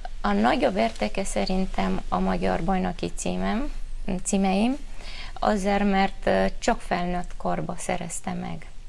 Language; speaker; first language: Hungarian; non-native, fluent; Romanian